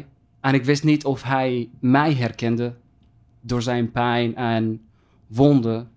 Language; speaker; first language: Dutch; non-native, fluent; Arabic